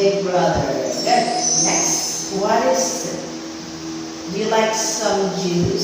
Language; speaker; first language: English; non-native, fluent; Vietnamese